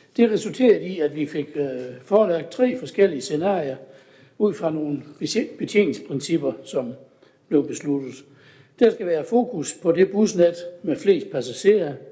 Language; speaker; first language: Danish; native; Danish